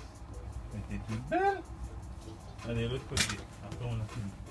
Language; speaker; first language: French; native; French